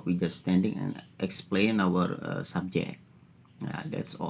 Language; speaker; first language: English; non-native, learner; Indonesian